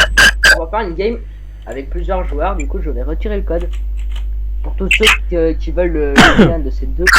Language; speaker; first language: French; native; French